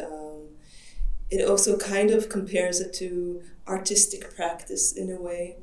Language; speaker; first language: English; non-native, fluent; Hebrew